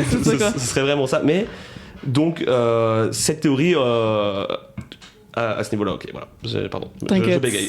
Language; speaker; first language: French; native; French